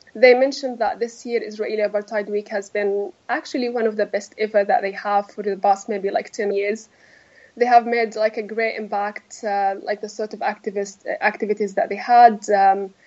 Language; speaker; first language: English; non-native, fluent; Arabic